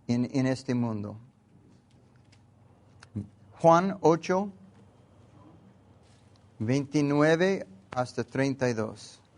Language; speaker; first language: Spanish; non-native, learner; English